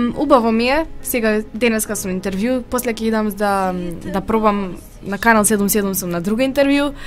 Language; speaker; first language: Macedonian; early bilingual, heritage; Macedonian